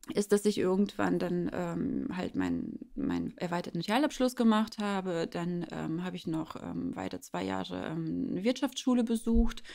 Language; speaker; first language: German; early bilingual, other home language; Russian